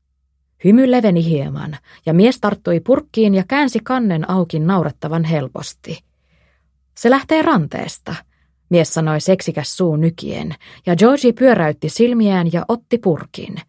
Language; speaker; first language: Finnish; native; Finnish